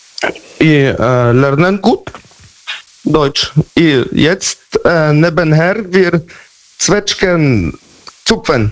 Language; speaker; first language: German; non-native, learner; Polish